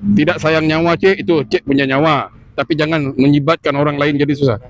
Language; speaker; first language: Malay; native; Malay